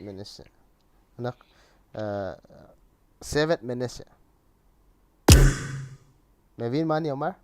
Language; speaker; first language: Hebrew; non-native, learner; Arabic